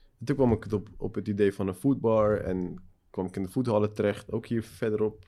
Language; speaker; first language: Dutch; early bilingual, other home language; Persian